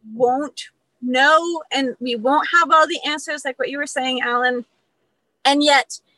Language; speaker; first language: English; early bilingual, other home language; Spanish